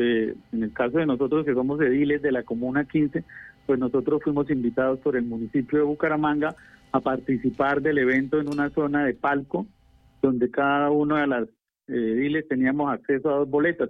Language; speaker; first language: Spanish; native; Spanish